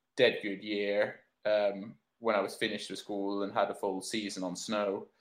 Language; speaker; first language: English; native; English